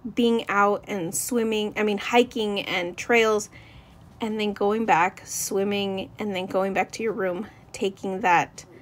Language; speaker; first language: English; native; English